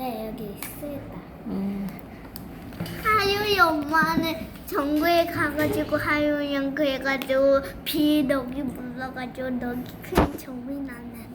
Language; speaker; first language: Korean; early bilingual, heritage; Korean